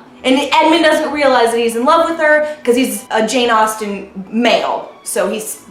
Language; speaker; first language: English; native; English